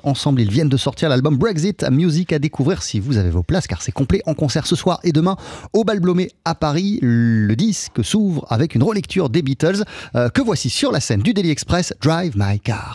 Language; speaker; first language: French; native; French